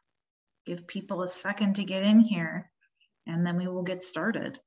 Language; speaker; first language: English; native; English